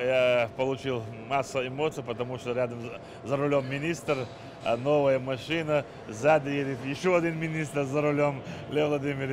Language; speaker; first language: Russian; non-native, local second language; Chechen